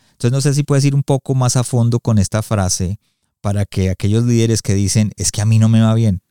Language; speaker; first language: Spanish; early bilingual, heritage; Spanish